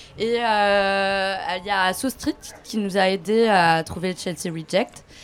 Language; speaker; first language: French; native; French